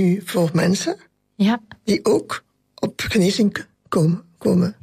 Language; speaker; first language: Dutch; non-native, local second language; French